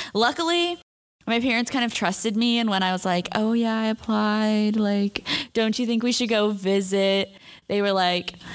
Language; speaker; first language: English; native; English